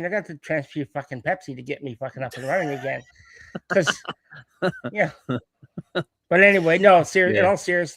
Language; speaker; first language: English; native; English